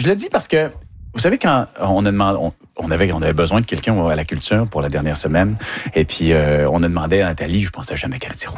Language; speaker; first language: French; native; French